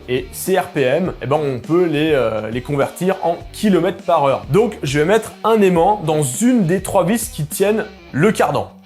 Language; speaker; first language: French; native; French